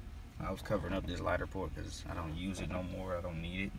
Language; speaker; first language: English; native; English